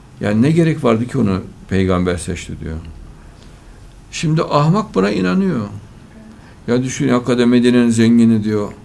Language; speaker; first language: Turkish; native; Turkish